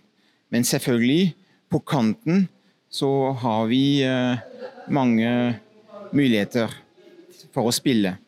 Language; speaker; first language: Norwegian; non-native, fluent; French